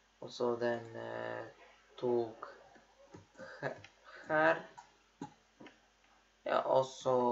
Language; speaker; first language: Norwegian; non-native, learner; Polish